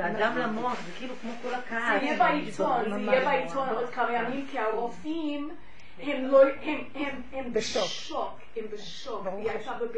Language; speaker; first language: Hebrew; non-native, fluent; English